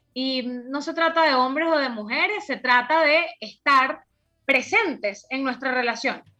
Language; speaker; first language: Spanish; native; Spanish